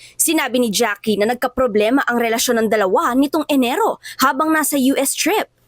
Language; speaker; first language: Filipino; native; Filipino